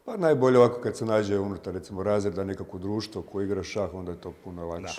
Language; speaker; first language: Croatian; native; Croatian